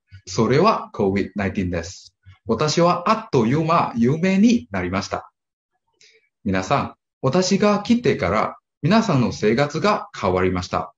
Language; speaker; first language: Japanese; non-native, learner; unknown